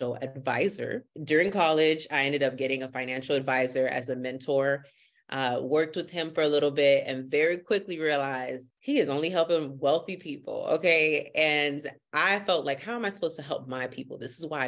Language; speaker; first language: English; early bilingual, other home language; Haitian Creole